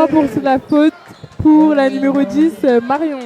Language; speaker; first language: French; native; French